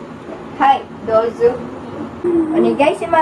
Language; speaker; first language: Japanese; non-native, learner; Filipino